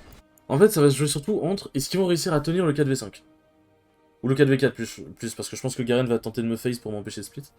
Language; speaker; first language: French; native; French